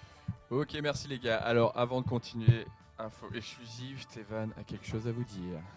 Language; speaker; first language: French; native; French